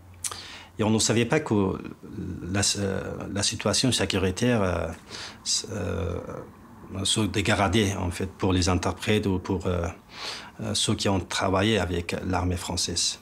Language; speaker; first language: French; non-native, fluent; Persian